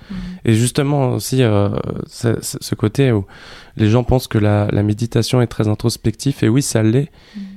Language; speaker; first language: French; native; French